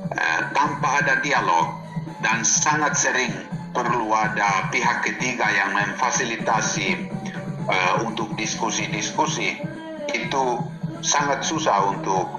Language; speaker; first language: Indonesian; non-native, fluent; Finnish